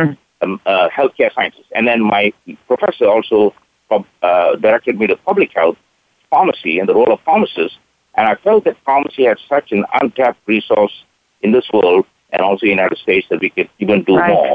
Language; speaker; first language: English; non-native, local second language; Tamil